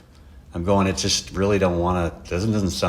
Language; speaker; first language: English; native; English